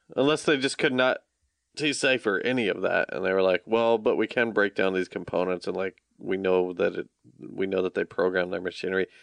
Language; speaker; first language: English; native; English